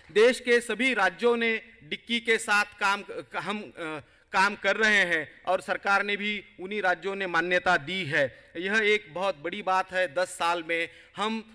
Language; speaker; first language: Hindi; non-native, local second language; Marathi